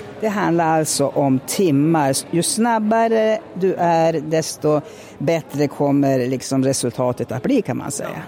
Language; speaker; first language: Swedish; native; Swedish